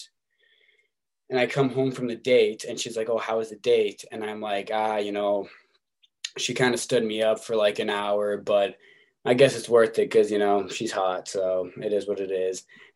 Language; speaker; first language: English; native; English